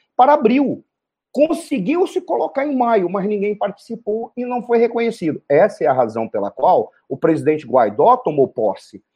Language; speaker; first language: Portuguese; native; Portuguese